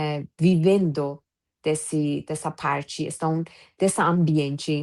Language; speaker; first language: Portuguese; non-native, fluent; Persian